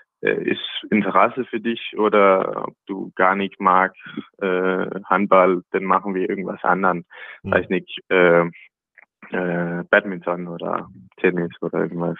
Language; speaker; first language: German; non-native, learner; Danish